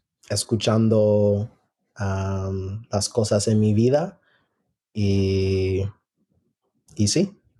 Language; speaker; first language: Spanish; non-native, learner; English